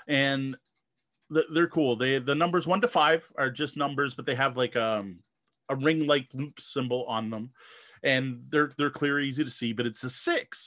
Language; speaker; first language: English; native; English